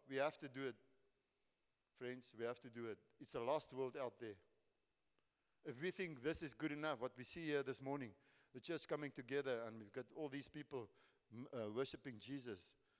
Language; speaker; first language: English; non-native, local second language; Afrikaans